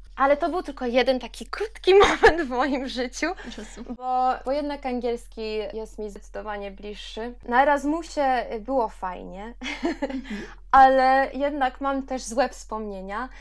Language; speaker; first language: Polish; early bilingual, heritage; Polish